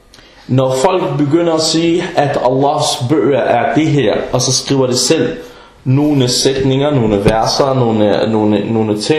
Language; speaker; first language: Danish; early bilingual, other home language; Arabic